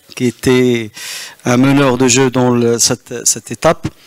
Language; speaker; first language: French; non-native, local second language; Arabic